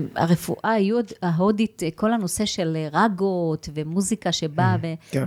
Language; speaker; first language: Hebrew; non-native, fluent; Russian